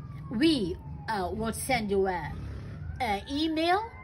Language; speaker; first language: English; non-native, learner; Portuguese